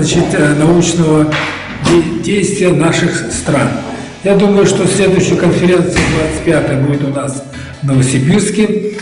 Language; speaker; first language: Russian; native; Russian